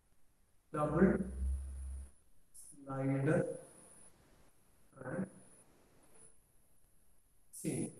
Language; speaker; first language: English; non-native, local second language; Malayalam